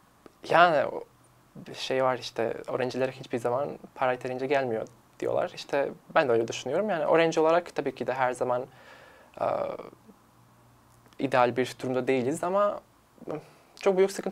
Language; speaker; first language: Turkish; non-native, fluent; Serbian